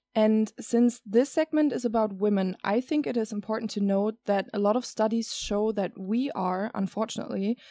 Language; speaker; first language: English; non-native, fluent; German